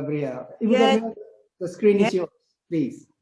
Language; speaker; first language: English; non-native, fluent; Indonesian